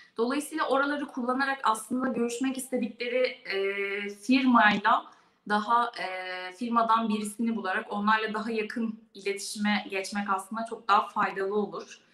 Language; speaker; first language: Turkish; native; Turkish